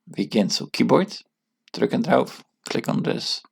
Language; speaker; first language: German; non-native, learner; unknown